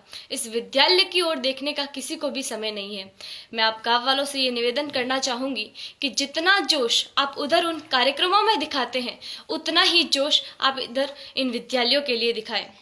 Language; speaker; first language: Hindi; native; Hindi